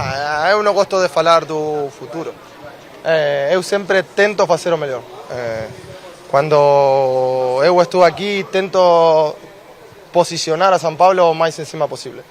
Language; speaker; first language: Portuguese; non-native, fluent; Spanish